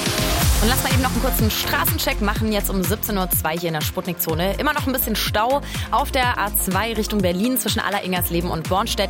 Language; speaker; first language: German; native; German